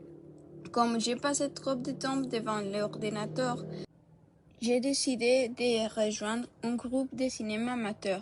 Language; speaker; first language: French; non-native, learner; Spanish